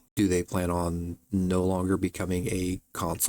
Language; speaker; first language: English; native; English